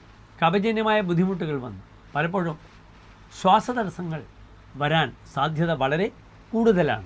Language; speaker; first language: Malayalam; native; Malayalam